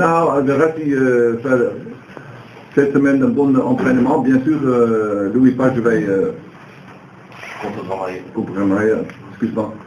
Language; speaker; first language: French; non-native, learner; Dutch